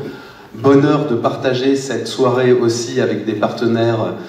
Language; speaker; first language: French; native; French